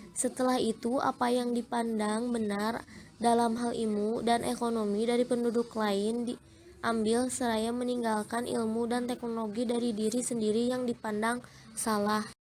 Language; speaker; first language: Indonesian; native; Indonesian